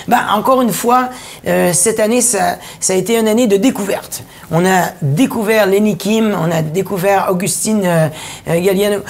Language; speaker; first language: French; native; French